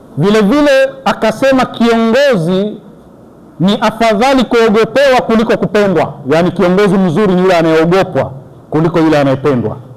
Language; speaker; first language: Swahili; native; Swahili